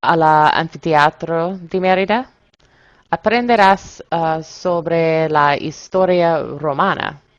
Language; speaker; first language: Spanish; non-native, learner; English